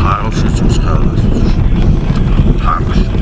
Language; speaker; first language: Russian; non-native, learner; Georgian